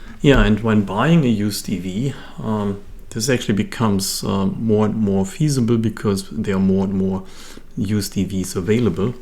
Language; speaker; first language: English; non-native, fluent; German